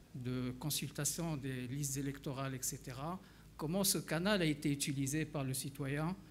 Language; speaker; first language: French; non-native, local second language; Arabic